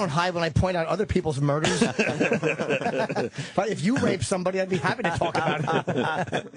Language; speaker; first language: English; native; English